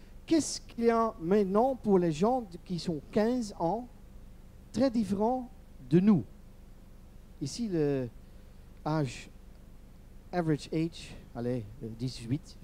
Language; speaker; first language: French; non-native, learner; Dutch